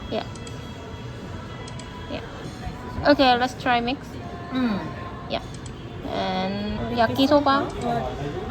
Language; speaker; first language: English; non-native, learner; Korean